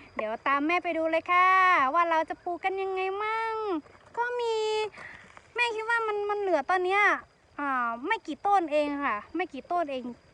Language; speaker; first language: Thai; native; Thai